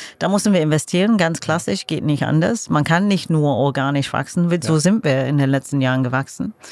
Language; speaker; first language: German; non-native, fluent; English